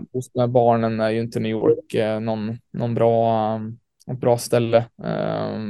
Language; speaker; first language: Swedish; native; Swedish